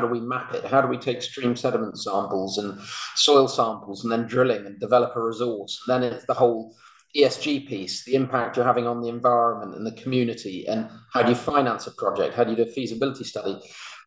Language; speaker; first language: English; native; English